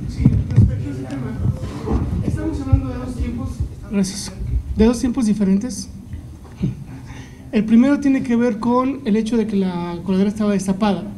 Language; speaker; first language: Spanish; native; Spanish